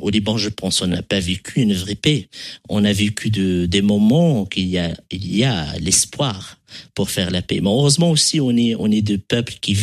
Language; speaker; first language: French; non-native, local second language; Arabic